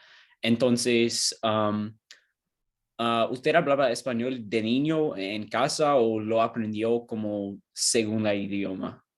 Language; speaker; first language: Spanish; non-native, learner; English